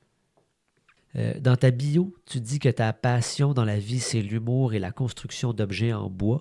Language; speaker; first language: French; native; French